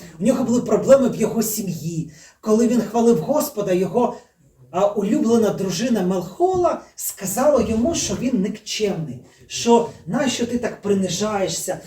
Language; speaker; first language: Ukrainian; native; Ukrainian